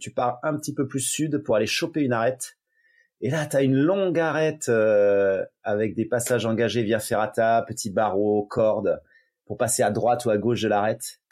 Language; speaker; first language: French; native; French